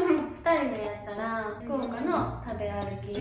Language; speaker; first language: Japanese; native; Japanese